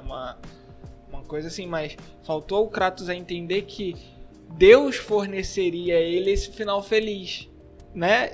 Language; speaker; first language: Portuguese; native; Portuguese